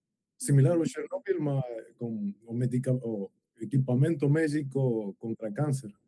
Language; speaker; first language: Portuguese; non-native, learner; Spanish